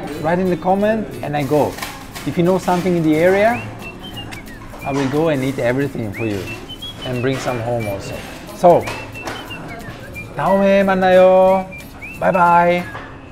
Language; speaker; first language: English; non-native, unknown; Italian